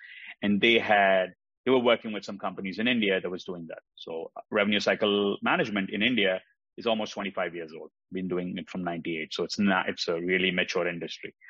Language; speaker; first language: English; non-native, local second language; Tamil